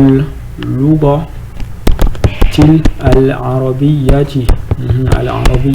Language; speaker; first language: Arabic; non-native, fluent; French